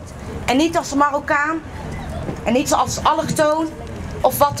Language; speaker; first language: Dutch; early bilingual, other home language; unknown